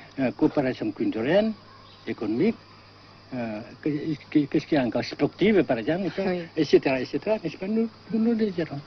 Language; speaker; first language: French; non-native, fluent; Vietnamese